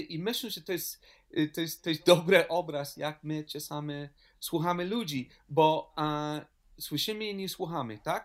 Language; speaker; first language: Polish; non-native, learner; English